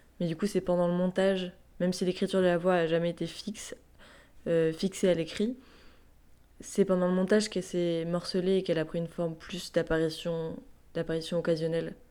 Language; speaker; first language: French; native; French